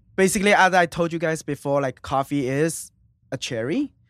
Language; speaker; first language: English; non-native, fluent; Chinese